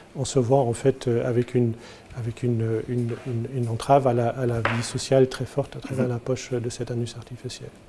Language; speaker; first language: French; non-native, fluent; German